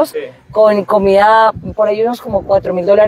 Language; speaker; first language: Spanish; native; Spanish